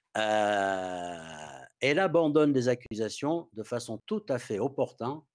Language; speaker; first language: French; non-native, fluent; English